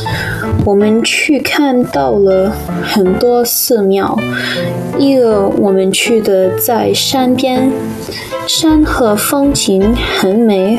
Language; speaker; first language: Chinese; non-native, learner; English